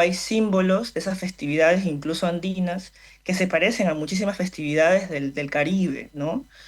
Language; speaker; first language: Spanish; native; Spanish